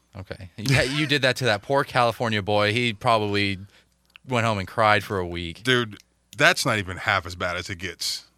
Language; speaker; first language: English; native; English